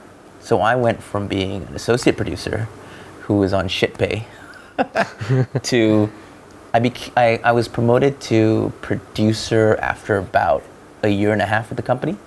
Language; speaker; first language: English; non-native, local second language; Malay